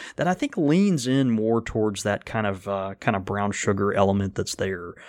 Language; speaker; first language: English; native; English